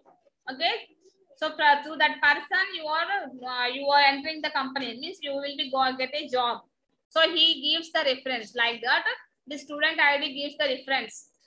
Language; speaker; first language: English; non-native, local second language; Telugu